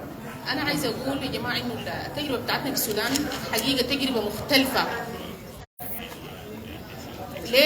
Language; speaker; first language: Arabic; native; Arabic